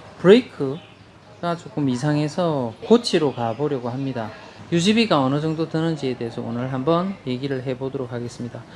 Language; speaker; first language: Korean; native; Korean